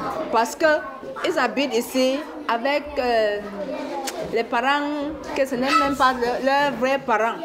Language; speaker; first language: French; non-native, local second language; English